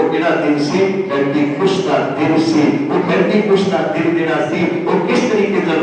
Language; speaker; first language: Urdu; non-native, local second language; Punjabi